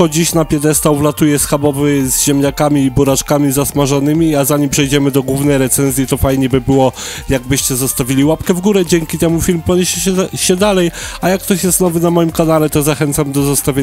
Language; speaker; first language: Polish; native; Polish